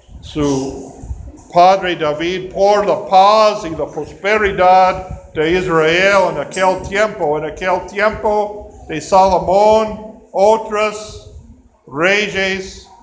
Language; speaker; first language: Spanish; non-native, fluent; English